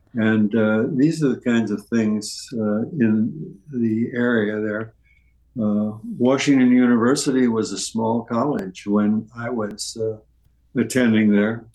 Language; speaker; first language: English; native; English